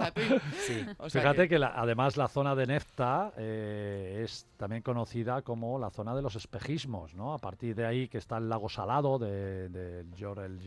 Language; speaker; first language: Spanish; native; Spanish